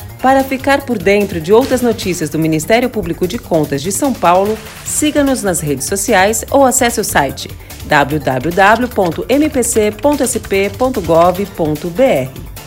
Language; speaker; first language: Portuguese; native; Portuguese